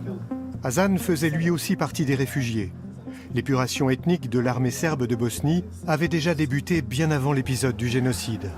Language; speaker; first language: French; native; French